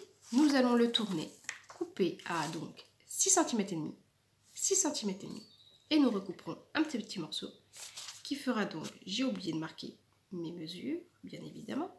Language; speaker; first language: French; native; French